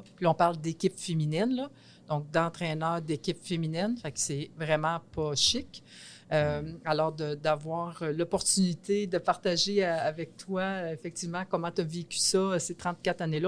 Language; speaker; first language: French; native; French